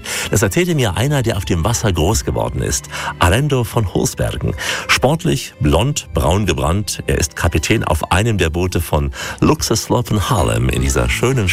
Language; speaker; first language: German; native; German